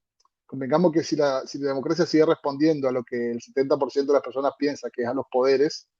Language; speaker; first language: Spanish; native; Spanish